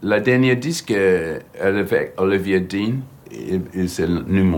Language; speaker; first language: French; non-native, fluent; English